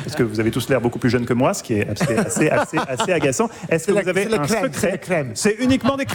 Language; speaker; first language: French; native; French